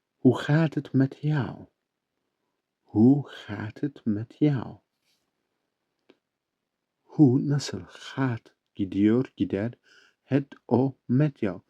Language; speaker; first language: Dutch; non-native, learner; Turkish